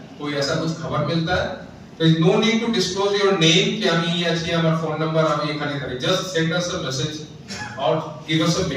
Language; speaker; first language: Hindi; native; Hindi